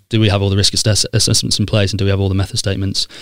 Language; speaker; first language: English; native; English